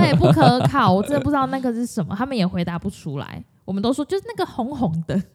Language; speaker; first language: Chinese; native; Chinese